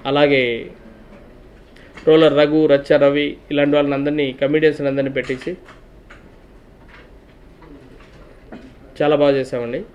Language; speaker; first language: Telugu; native; Telugu